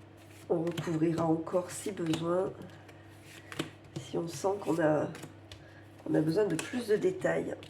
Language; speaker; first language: French; native; French